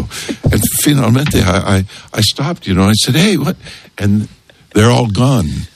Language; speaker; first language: English; native; English